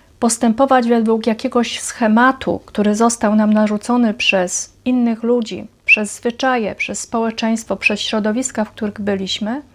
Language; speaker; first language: Polish; native; Polish